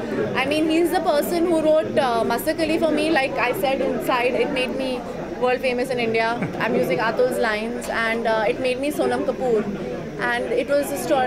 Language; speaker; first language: English; non-native, local second language; Hindi